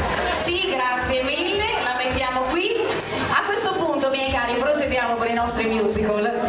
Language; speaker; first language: Italian; native; Italian